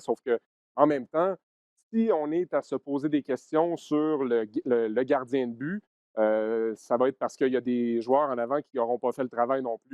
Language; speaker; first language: French; native; French